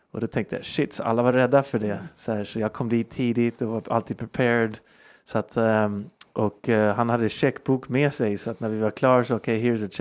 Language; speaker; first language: Swedish; early bilingual, heritage; Swedish